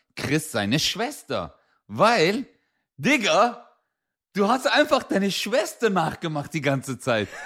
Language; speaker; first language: German; early bilingual, other home language; Turkish